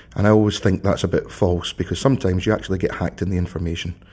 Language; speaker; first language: English; native; English